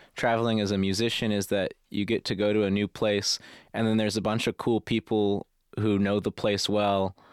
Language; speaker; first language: English; native; English